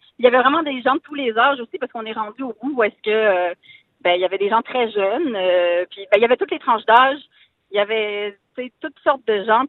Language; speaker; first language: French; native; French